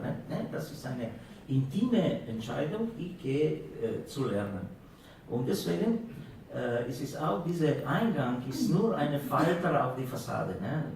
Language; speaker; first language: German; non-native, fluent; Slovenian